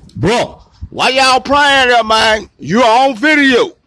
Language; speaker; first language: English; native; English